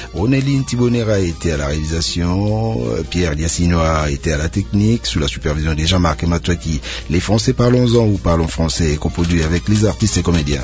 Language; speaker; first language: French; non-native, local second language; Lingala